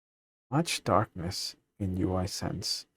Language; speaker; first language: English; native; English